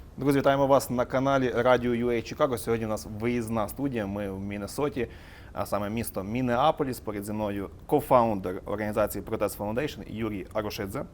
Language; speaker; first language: Ukrainian; native; Ukrainian